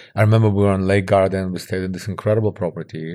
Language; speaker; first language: English; early bilingual, other home language; Russian